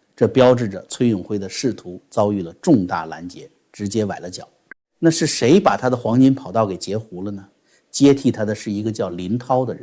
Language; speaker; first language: Chinese; native; Chinese